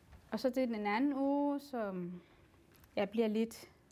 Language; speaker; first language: Danish; non-native, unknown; Somali